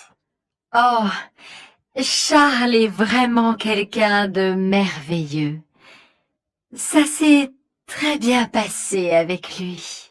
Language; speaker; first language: French; native; French